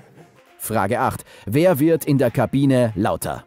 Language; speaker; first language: German; native; German